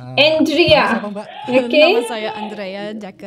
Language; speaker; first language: Indonesian; non-native, fluent; English